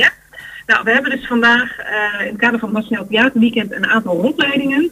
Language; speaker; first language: Dutch; native; Dutch